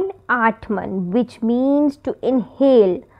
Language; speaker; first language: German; non-native, fluent; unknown